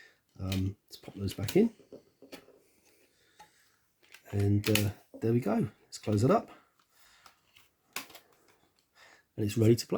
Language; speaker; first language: English; native; English